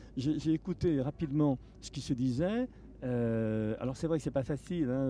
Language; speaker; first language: French; native; French